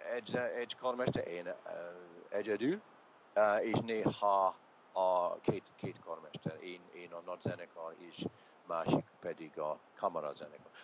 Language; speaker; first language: Hungarian; non-native, learner; English